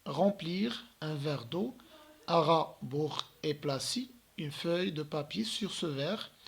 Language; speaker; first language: French; non-native, local second language; Arabic